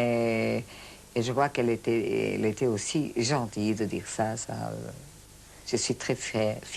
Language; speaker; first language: French; non-native, fluent; Portuguese